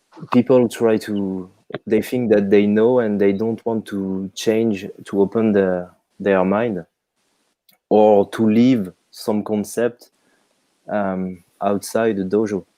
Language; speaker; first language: English; non-native, fluent; French